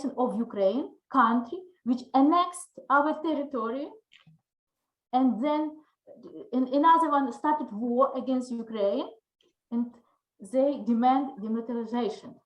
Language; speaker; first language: English; non-native, learner; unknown